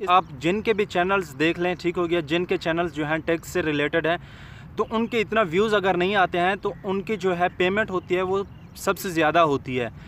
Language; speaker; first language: Urdu; native; Urdu